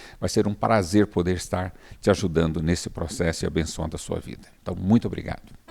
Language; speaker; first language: Portuguese; native; Portuguese